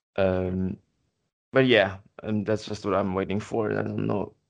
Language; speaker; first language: English; non-native, fluent; Portuguese